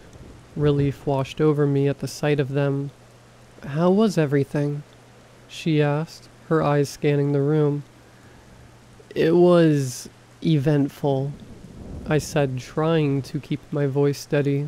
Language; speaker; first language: English; native; English